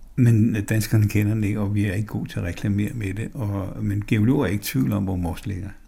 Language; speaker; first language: Danish; native; Danish